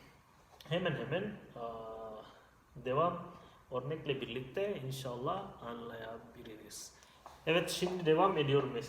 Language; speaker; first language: Turkish; non-native, fluent; Indonesian